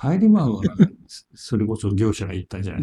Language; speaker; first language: Japanese; native; Japanese